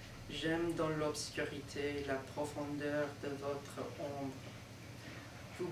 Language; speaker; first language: French; non-native, fluent; English